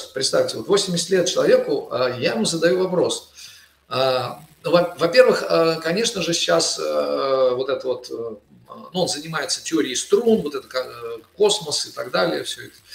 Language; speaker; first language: Russian; native; Russian